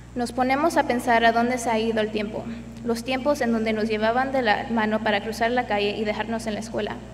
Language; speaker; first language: Spanish; early bilingual, other home language; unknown